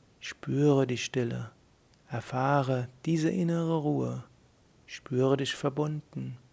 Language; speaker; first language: German; native; German